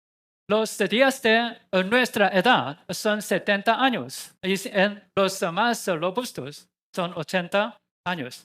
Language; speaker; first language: Spanish; non-native, learner; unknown